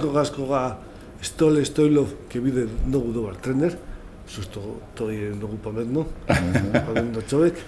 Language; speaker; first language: Macedonian; non-native, learner; Spanish